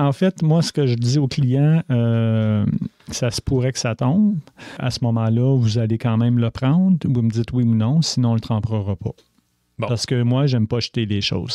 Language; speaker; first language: French; native; French